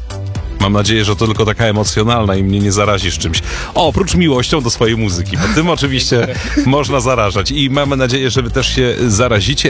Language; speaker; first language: Polish; native; Polish